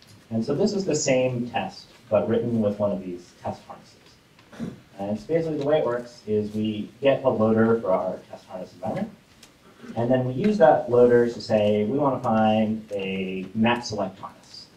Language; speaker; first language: English; native; English